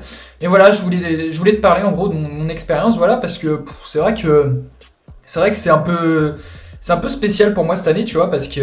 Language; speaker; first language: French; native; French